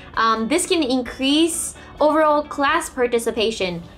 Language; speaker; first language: English; non-native, fluent; Japanese